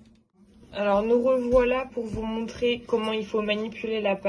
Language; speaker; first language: French; early bilingual, other home language; Arabic